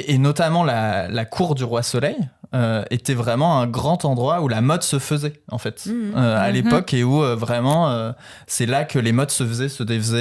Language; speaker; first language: French; native; French